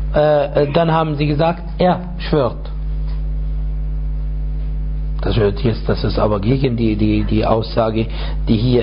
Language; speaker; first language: German; non-native, fluent; Arabic